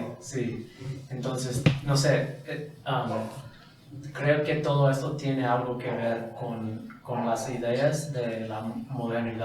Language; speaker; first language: Spanish; non-native, fluent; English